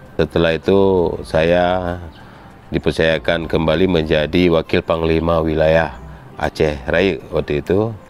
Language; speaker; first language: Malay; non-native, local second language; Achinese